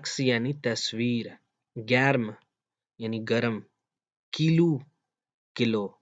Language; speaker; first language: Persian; non-native, fluent; Urdu